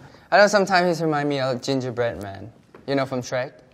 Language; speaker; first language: English; early bilingual, other home language; Korean